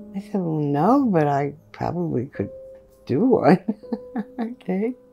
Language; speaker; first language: English; native; English